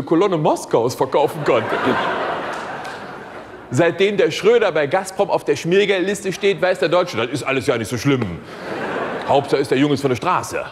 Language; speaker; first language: German; native; German